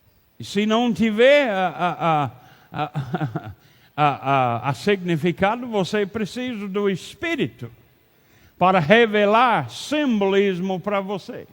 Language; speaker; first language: Portuguese; non-native, learner; English